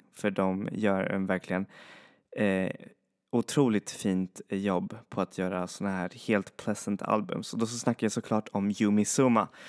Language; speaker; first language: Swedish; native; Swedish